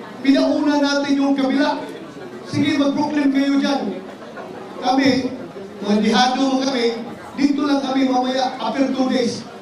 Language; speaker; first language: Filipino; non-native, local second language; Cebuano